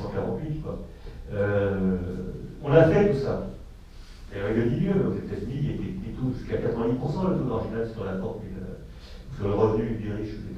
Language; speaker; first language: French; native; French